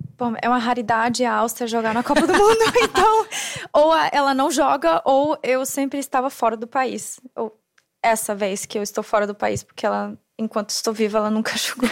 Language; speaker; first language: Portuguese; non-native, fluent; German